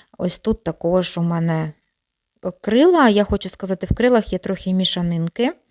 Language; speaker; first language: Ukrainian; non-native, local second language; Russian